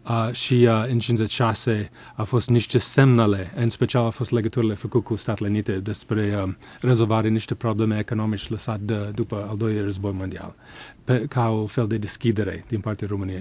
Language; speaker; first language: Romanian; non-native, fluent; English